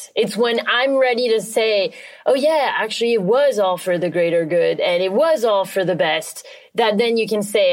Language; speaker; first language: English; non-native, fluent; French